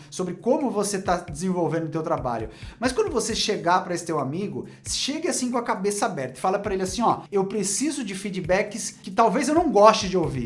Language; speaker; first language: Portuguese; native; Portuguese